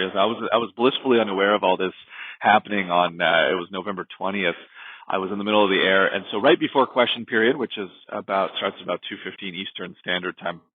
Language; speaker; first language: English; native; English